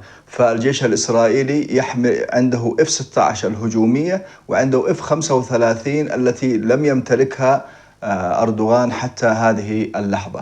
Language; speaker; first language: Arabic; native; Arabic